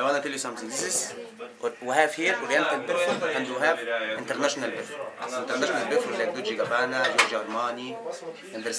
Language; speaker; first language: English; non-native, learner; Arabic